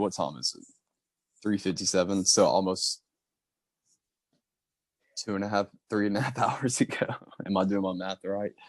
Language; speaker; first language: English; native; English